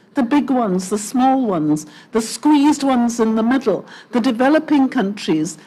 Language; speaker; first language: English; native; English